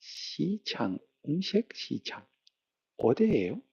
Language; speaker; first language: Korean; non-native, learner; English